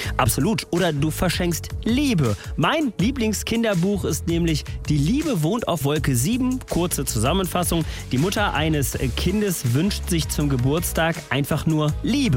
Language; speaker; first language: German; native; German